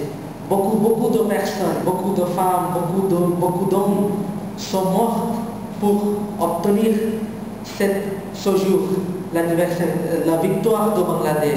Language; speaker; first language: French; non-native, learner; Bangla